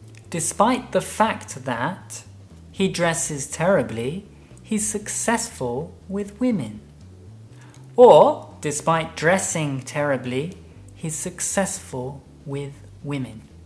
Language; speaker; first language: English; native; English